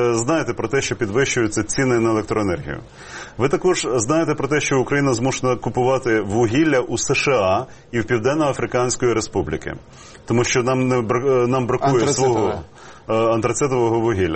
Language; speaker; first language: Ukrainian; native; Ukrainian